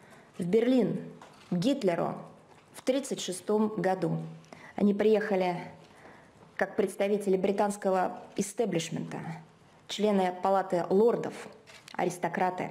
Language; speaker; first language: Russian; native; Russian